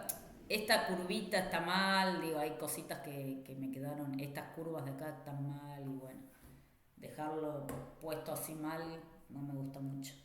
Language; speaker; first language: Spanish; native; Spanish